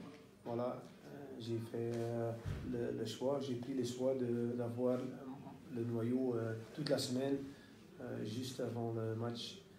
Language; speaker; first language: French; non-native, local second language; Dutch